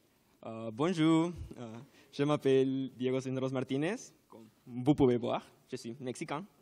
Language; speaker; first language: French; non-native, learner; Spanish